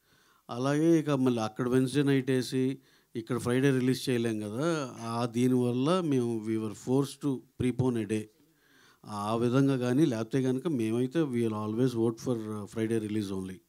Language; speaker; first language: Telugu; native; Telugu